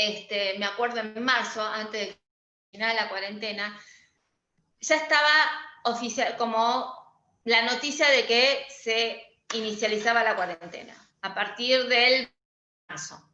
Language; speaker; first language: Spanish; native; Spanish